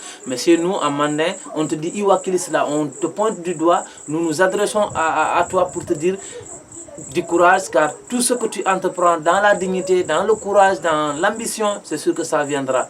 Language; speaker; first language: French; non-native, local second language; Mandingo